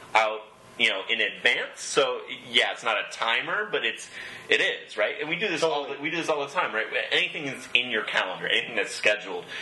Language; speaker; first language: English; native; English